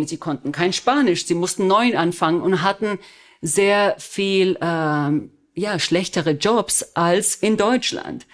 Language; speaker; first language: German; early bilingual, other home language; Spanish